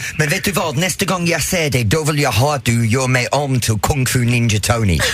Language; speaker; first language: Swedish; non-native, fluent; English